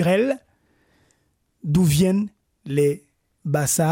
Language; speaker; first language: French; non-native, local second language; Basaa